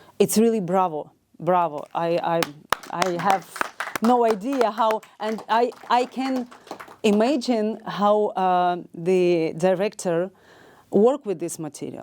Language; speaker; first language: English; non-native, learner; Ukrainian